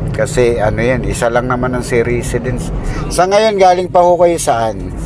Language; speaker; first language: Filipino; native; Filipino